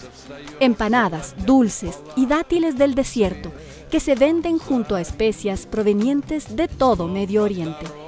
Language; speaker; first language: Spanish; native; Spanish